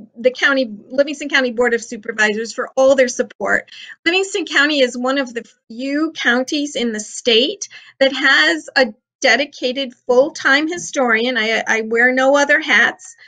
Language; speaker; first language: English; native; English